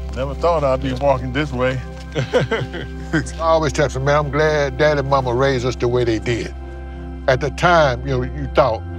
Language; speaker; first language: English; native; English